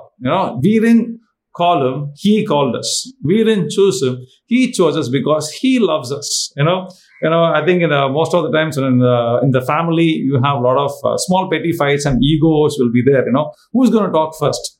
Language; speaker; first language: English; non-native, local second language; Tamil